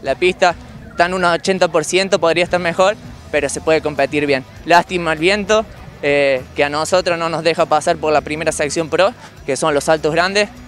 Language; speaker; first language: Spanish; native; Spanish